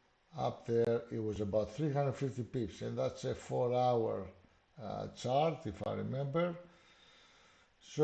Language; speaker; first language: English; non-native, fluent; Greek